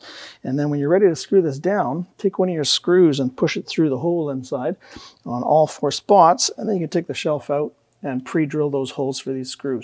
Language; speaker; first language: English; native; English